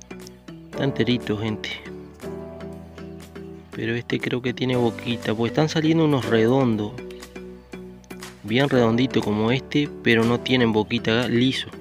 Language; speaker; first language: Spanish; native; Spanish